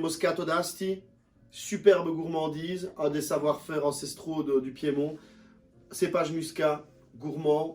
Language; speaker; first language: French; native; French